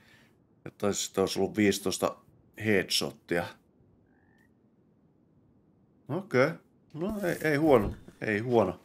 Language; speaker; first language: Finnish; native; Finnish